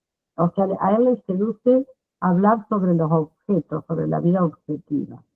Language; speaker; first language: Spanish; native; Spanish